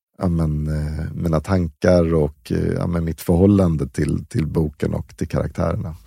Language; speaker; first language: Swedish; native; Swedish